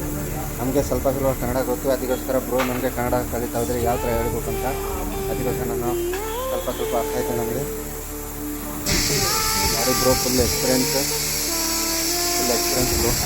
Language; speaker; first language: Kannada; non-native, learner; Hindi